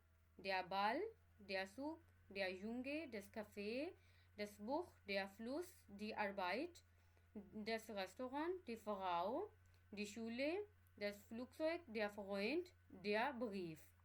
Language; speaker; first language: German; non-native, fluent; Urdu